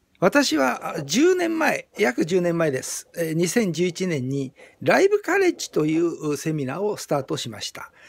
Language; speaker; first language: Japanese; native; Japanese